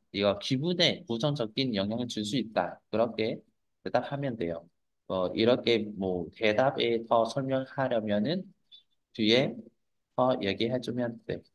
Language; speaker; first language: Korean; non-native, fluent; Vietnamese